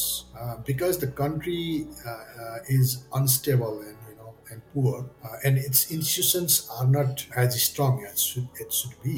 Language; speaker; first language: English; non-native, local second language; Nepali